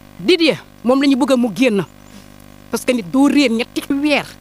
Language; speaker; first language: Wolof; non-native, local second language; Jola-Fonyi